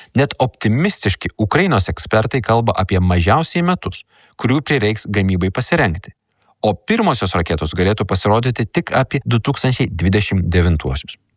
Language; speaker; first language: Lithuanian; native; Lithuanian